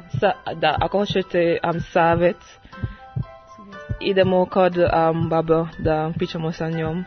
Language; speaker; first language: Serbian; non-native, learner; English